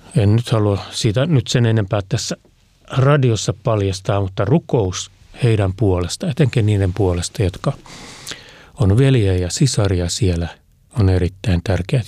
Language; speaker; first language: Finnish; native; Finnish